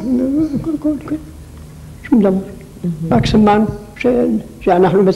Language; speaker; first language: Hebrew; non-native, local second language; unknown